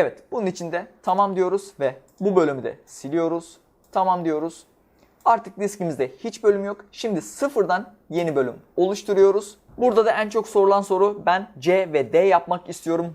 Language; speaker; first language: Turkish; native; Turkish